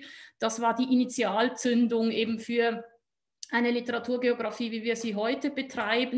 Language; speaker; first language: German; native; German